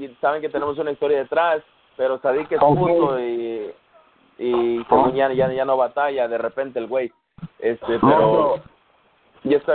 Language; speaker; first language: Spanish; early bilingual, heritage; Spanish